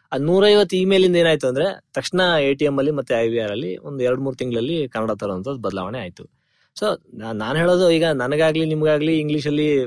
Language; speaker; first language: Kannada; native; Kannada